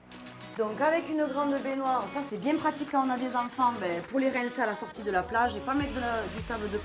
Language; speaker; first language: French; native; French